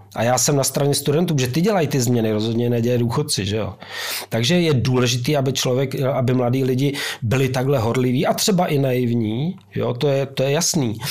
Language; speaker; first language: Czech; native; Czech